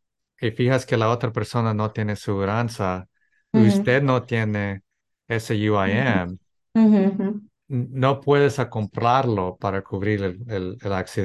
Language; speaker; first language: Spanish; early bilingual, heritage; English